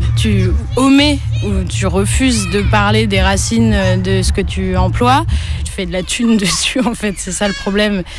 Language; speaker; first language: French; native; French